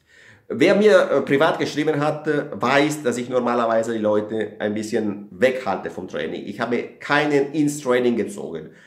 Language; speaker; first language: German; non-native, fluent; Italian